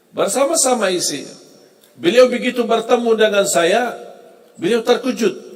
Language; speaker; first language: Indonesian; non-native, fluent; Arabic